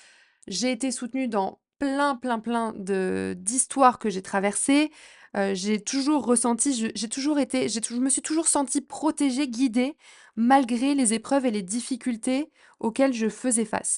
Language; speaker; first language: French; native; French